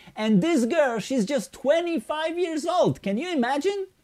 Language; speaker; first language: English; non-native, fluent; Polish